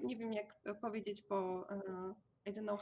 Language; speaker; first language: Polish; native; Polish